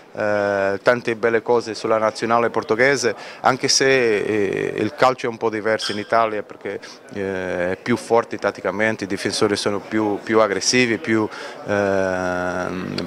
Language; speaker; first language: Italian; non-native, fluent; Portuguese